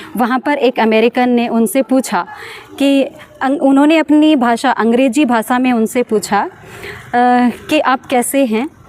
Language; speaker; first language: Hindi; native; Hindi